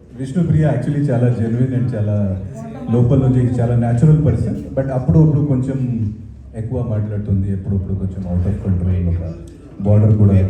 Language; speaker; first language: Telugu; non-native, fluent; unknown